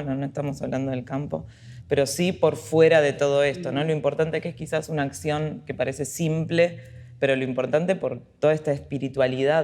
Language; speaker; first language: Spanish; native; Spanish